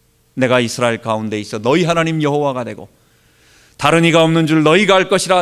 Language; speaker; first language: Korean; native; Korean